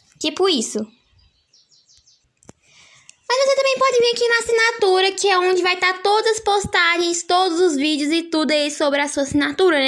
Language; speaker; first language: Portuguese; native; Portuguese